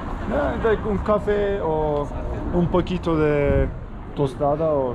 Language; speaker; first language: Spanish; non-native, learner; Turkish